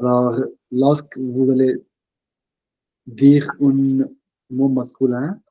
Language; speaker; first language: French; non-native, fluent; Punjabi